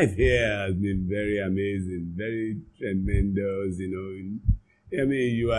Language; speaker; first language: English; non-native, local second language; Yoruba